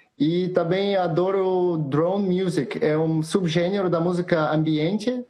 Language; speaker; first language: Portuguese; non-native, fluent; Russian